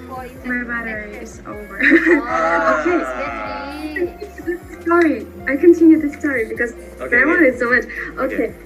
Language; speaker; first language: English; non-native, learner; Russian